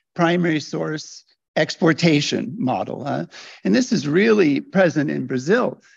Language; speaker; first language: English; native; English